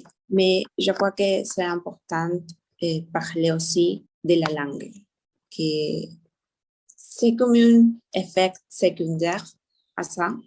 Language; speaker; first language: French; non-native, learner; Spanish